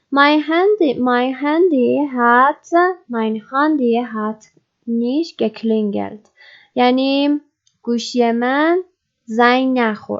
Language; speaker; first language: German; non-native, learner; Persian